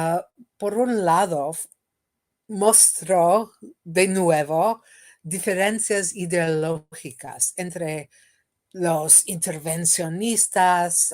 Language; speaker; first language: Spanish; non-native, fluent; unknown